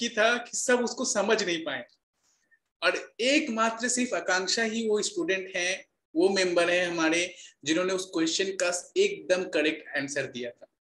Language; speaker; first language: Hindi; native; Hindi